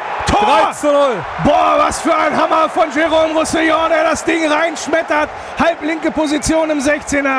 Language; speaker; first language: German; native; German